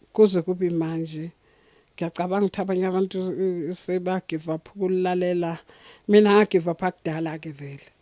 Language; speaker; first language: Zulu; native; Zulu